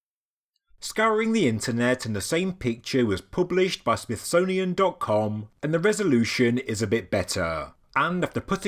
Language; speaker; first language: English; native; English